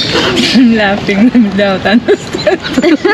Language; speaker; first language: English; non-native, learner; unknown